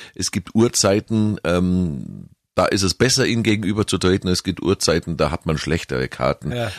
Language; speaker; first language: German; native; German